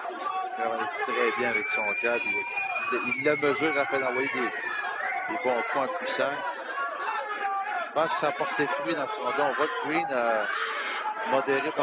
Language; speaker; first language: French; native; French